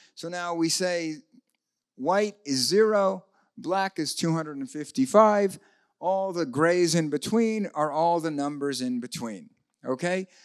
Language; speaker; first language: English; native; English